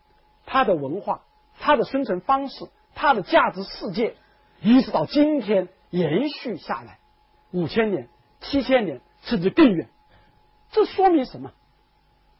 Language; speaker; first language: Chinese; native; Chinese